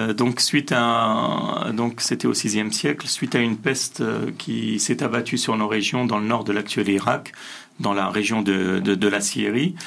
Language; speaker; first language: French; early bilingual, other home language; Assyrian Neo-Aramaic